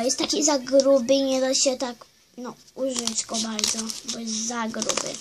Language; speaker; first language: Polish; early bilingual, heritage; Polish